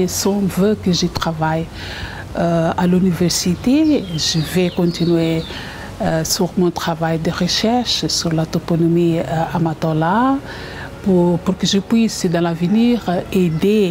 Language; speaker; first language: French; non-native, fluent; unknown